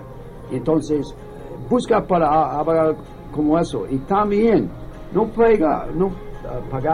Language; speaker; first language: Spanish; non-native, learner; English